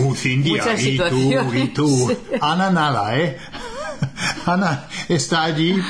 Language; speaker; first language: Spanish; non-native, fluent; English